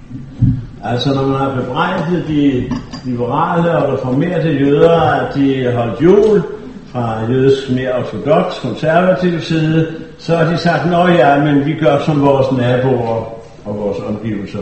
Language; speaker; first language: Danish; native; Danish